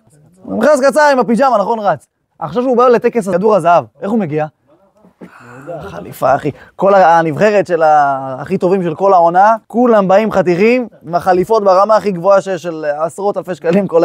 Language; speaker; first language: Hebrew; native; Hebrew